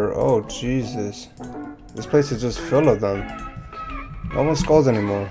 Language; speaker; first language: English; native; English